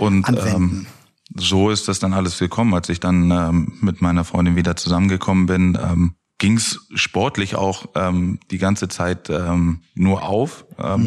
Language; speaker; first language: German; native; German